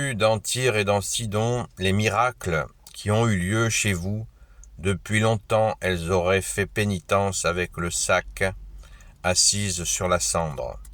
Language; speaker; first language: French; native; French